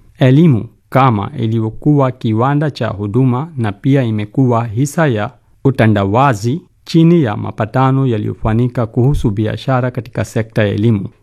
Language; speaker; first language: Swahili; non-native, fluent; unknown